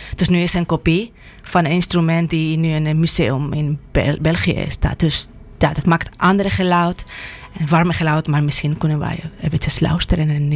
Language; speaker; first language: Dutch; non-native, fluent; Spanish